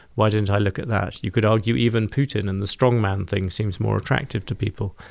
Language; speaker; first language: English; native; English